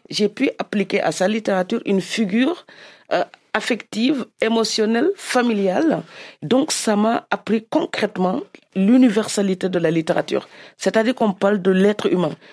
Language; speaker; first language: French; non-native, local second language; Serer